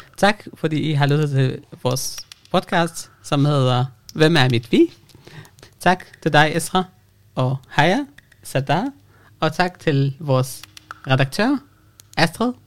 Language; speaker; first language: Danish; non-native, fluent; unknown